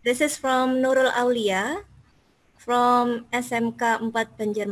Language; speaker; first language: English; non-native, fluent; Indonesian